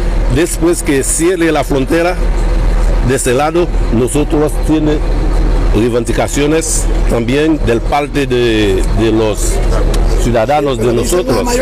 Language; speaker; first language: Spanish; non-native, local second language; Haitian Creole